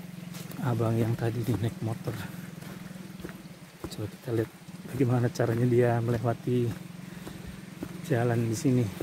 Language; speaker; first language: Indonesian; native; Indonesian